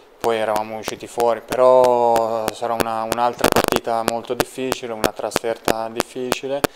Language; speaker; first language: Italian; non-native, fluent; Serbian